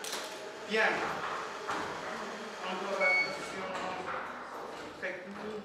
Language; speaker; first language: French; non-native, learner; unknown